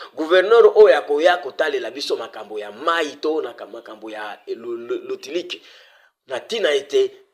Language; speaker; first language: Lingala; native; Lingala